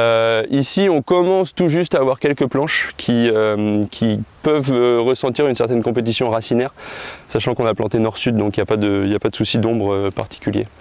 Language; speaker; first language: French; native; French